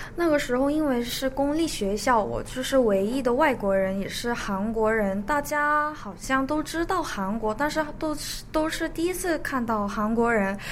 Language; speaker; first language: Chinese; early bilingual, other home language; Korean